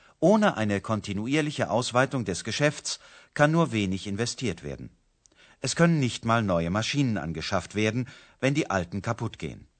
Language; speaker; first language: German; native; German